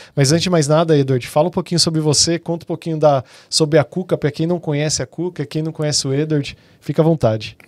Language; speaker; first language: Portuguese; native; Portuguese